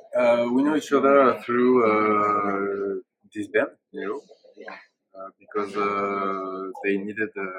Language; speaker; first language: English; non-native, learner; French